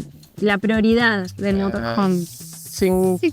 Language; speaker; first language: Spanish; native; Spanish